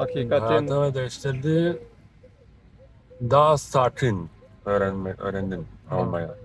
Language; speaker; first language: Turkish; non-native, learner; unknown